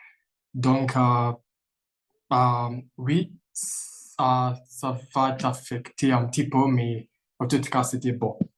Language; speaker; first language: French; non-native, fluent; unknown